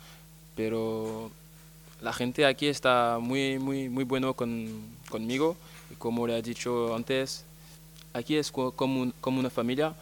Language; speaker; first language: Spanish; non-native, learner; French